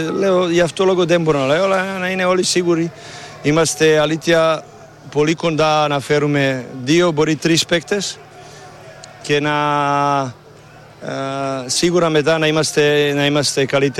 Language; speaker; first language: Greek; non-native, learner; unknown